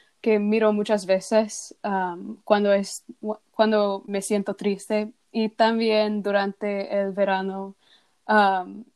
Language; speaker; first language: Spanish; non-native, learner; English